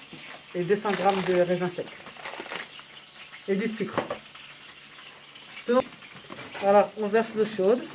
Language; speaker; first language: French; native; French